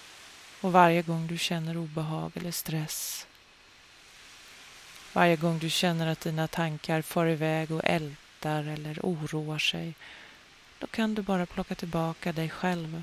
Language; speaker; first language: Swedish; native; Swedish